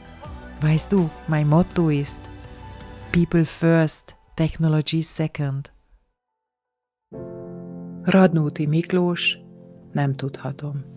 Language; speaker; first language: German; non-native, fluent; Hungarian